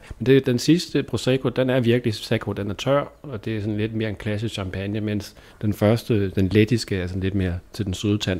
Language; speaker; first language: Danish; native; Danish